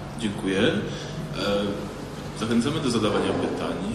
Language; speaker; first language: Polish; native; Polish